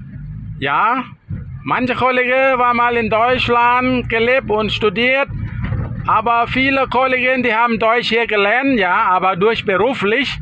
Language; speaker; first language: German; non-native, fluent; Thai